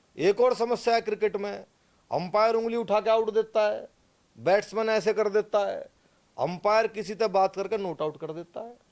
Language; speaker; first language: Hindi; native; Hindi